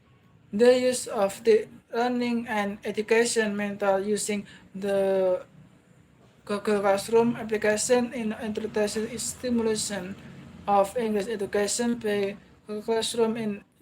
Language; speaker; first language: English; non-native, learner; Indonesian